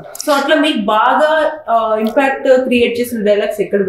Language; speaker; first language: Telugu; native; Telugu